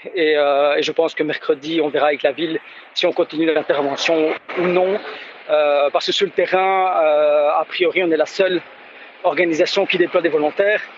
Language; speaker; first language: French; native; French